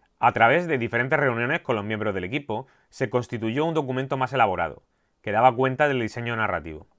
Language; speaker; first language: Spanish; native; Spanish